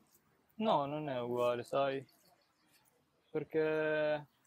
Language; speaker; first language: Italian; early bilingual, other home language; Filipino